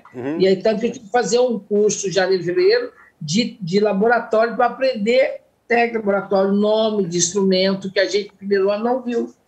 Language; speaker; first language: Portuguese; native; Portuguese